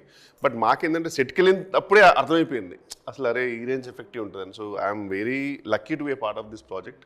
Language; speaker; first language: Telugu; native; Telugu